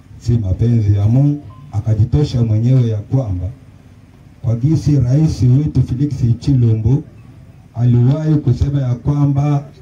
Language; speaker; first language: Swahili; native; Swahili